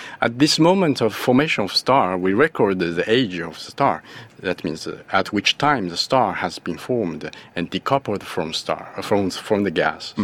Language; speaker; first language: English; non-native, fluent; Chinese